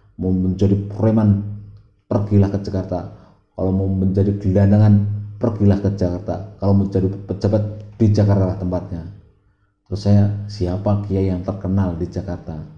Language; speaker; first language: Indonesian; non-native, local second language; Javanese